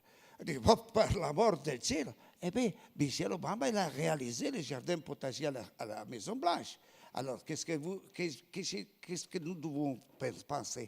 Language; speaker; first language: French; non-native, fluent; Italian